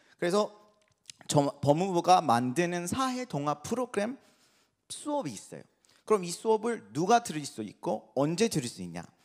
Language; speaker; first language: Korean; non-native, fluent; Persian